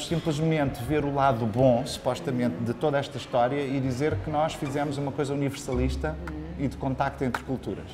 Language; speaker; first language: Portuguese; native; Portuguese